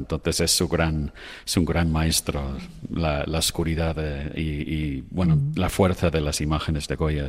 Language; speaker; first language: Spanish; non-native, fluent; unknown